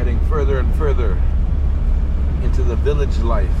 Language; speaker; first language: English; native; English